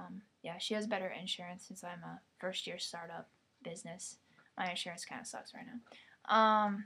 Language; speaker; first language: English; native; English